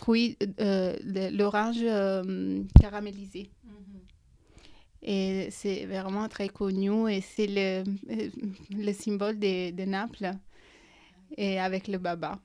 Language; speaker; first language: French; non-native, fluent; Italian